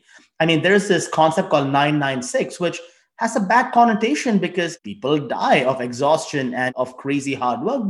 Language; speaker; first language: English; non-native, local second language; Tamil